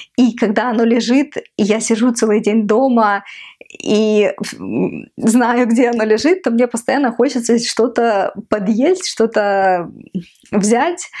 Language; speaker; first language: Russian; non-native, local second language; Ukrainian